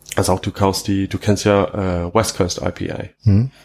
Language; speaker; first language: German; non-native, fluent; English